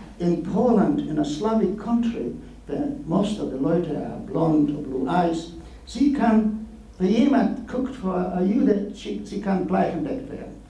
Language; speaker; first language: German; non-native, learner; Polish